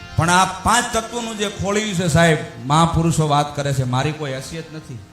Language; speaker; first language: Gujarati; non-native, local second language; Rajasthani